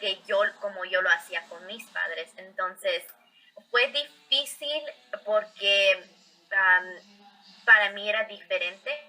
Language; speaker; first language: Spanish; early bilingual, heritage; Spanish